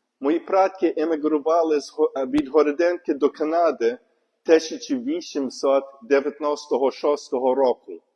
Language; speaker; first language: Ukrainian; non-native, learner; English